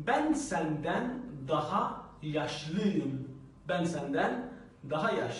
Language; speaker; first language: Turkish; non-native, fluent; Persian